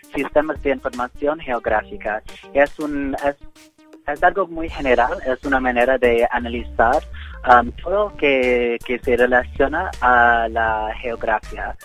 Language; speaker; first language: Spanish; non-native, fluent; English